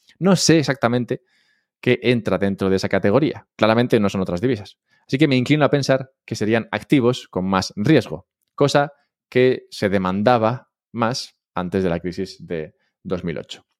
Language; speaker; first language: Spanish; native; Spanish